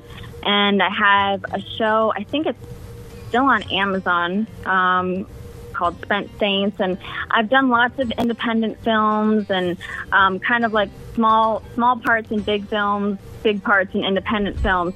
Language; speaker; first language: English; native; English